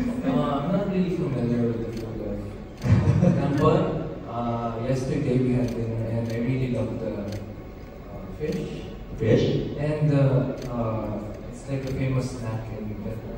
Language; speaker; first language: English; non-native, local second language; Filipino